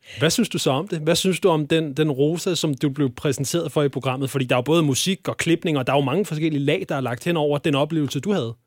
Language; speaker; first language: Danish; native; Danish